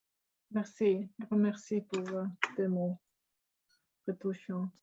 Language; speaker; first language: French; non-native, fluent; Italian